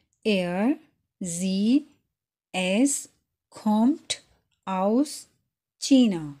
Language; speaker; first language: German; non-native, fluent; Urdu